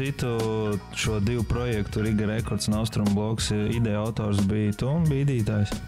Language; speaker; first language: Latvian; native; Latvian